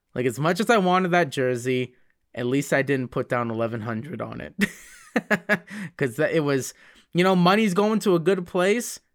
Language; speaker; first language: English; native; English